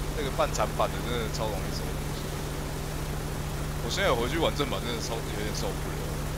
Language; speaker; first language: Chinese; native; Chinese